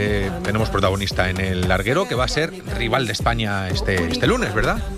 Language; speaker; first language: Spanish; native; Spanish